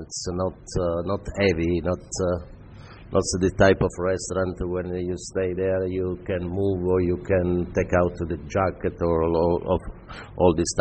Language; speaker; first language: English; non-native, fluent; Italian